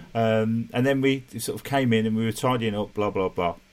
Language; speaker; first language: English; native; English